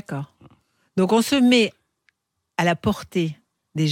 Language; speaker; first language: French; native; French